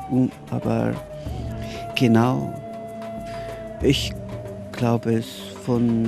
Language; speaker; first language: German; non-native, learner; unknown